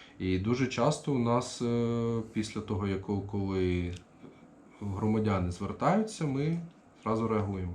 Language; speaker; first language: Ukrainian; non-native, local second language; Russian